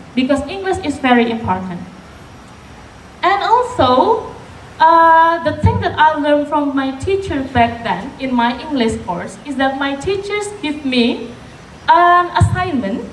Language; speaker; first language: English; non-native, fluent; Indonesian